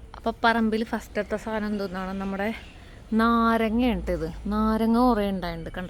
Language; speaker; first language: Malayalam; native; Malayalam